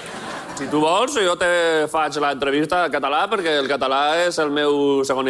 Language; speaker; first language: Catalan; non-native, learner; Spanish